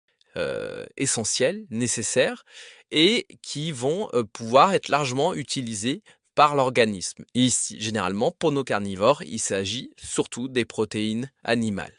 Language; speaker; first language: French; native; French